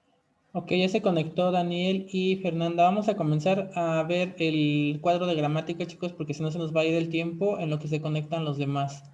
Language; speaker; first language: Spanish; native; Spanish